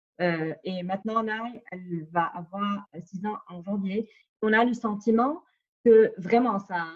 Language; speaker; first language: French; non-native, fluent; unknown